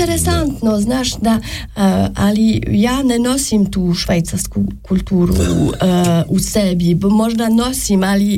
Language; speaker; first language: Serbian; non-native, learner; French